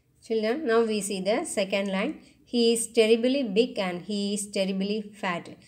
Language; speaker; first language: English; non-native, local second language; Tamil